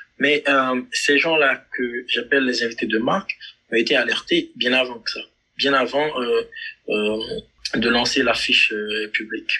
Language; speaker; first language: French; non-native, local second language; Haitian Creole